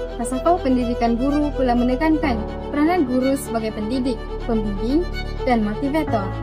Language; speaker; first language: Malay; native; Malay